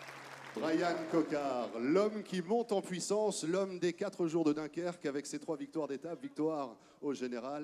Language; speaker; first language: French; native; French